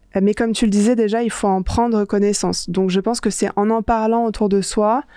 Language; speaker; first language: French; native; French